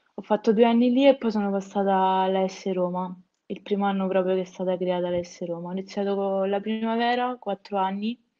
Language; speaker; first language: Italian; native; Italian